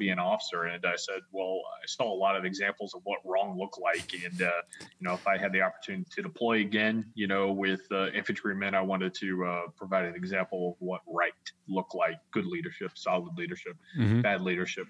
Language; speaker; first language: English; native; English